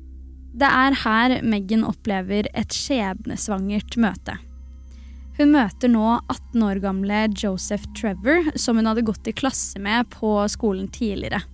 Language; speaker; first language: Norwegian; native; Norwegian